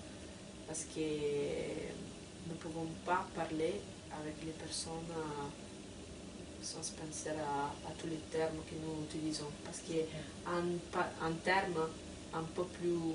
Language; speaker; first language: French; non-native, fluent; Italian